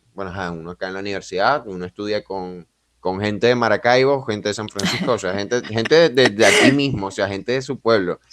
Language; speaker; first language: Spanish; native; Spanish